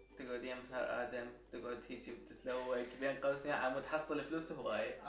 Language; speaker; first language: Arabic; native; Arabic